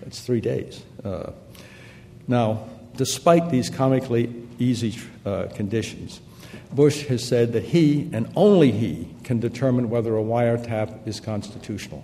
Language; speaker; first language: English; native; English